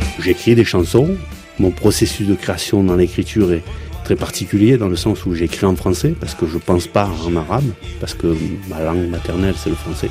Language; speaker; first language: French; early bilingual, other home language; Arabic